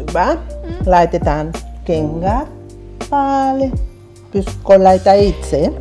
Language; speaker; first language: Finnish; non-native, learner; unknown